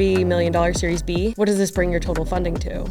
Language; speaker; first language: English; native; English